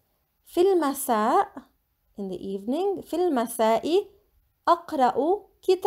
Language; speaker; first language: Arabic; non-native, fluent; English